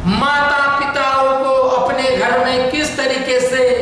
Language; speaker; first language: Hindi; non-native, local second language; Marathi